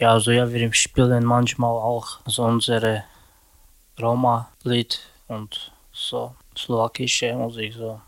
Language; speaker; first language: German; non-native, learner; Slovak